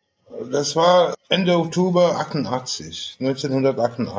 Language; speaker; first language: German; non-native, fluent; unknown